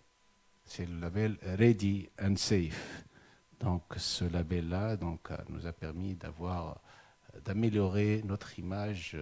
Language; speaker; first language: French; non-native, local second language; Arabic